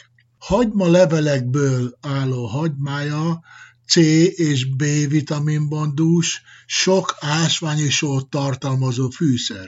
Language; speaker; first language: Hungarian; native; Hungarian